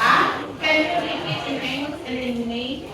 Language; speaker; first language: English; non-native, fluent; Indonesian